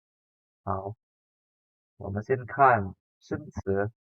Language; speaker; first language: Chinese; non-native, fluent; Indonesian